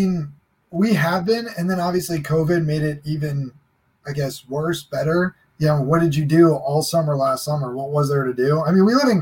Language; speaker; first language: English; native; English